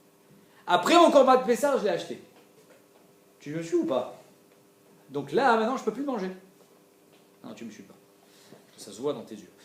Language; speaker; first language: French; native; French